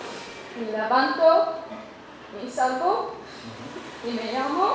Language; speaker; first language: Spanish; non-native, learner; English